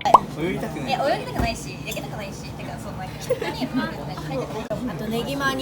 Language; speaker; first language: Japanese; native; Japanese